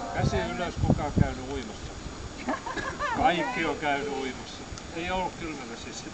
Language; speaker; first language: Finnish; early bilingual, other home language; Vietnamese